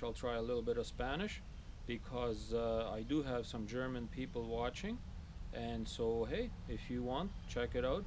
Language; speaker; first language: English; non-native, fluent; Low German